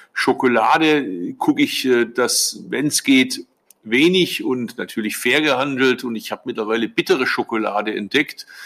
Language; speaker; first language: German; early bilingual, other home language; Turkish